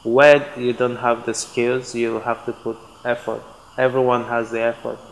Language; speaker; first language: English; non-native, local second language; Igbo